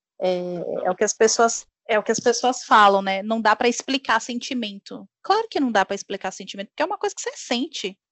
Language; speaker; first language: Portuguese; native; Portuguese